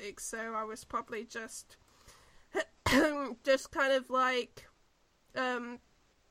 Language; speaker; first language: English; native; English